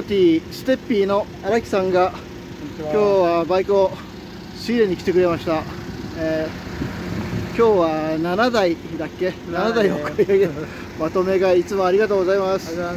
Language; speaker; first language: Japanese; native; Japanese